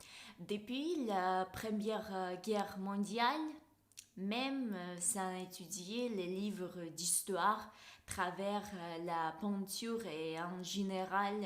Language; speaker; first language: French; non-native, fluent; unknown